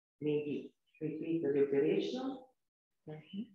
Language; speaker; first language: English; non-native, learner; Italian